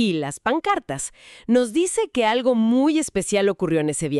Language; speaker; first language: Spanish; native; Spanish